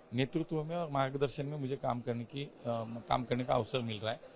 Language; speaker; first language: Hindi; non-native, local second language; Marathi